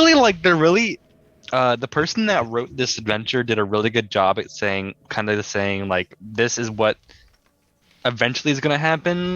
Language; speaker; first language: English; native; English